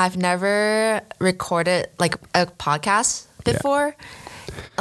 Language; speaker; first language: English; non-native, fluent; Chinese